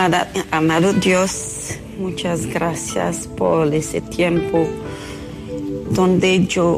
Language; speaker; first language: Spanish; non-native, fluent; Haitian Creole